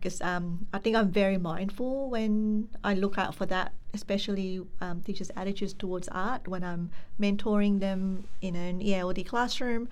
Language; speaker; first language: English; non-native, local second language; Filipino